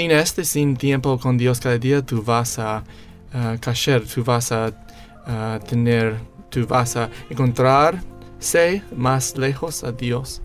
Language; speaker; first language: Spanish; non-native, learner; English